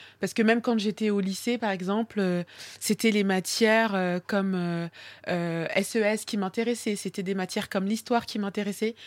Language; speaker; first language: French; early bilingual, other home language; Swahili